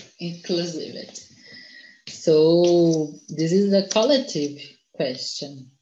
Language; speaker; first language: English; non-native, learner; Portuguese